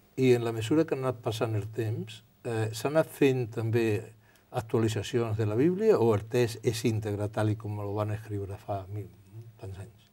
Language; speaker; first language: Catalan; non-native, local second language; Spanish